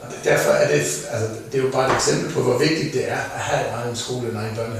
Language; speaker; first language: Danish; native; Danish